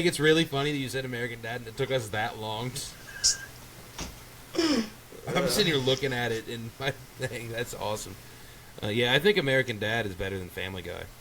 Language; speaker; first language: English; native; English